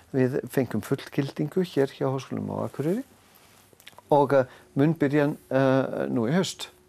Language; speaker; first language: Icelandic; non-native, fluent; German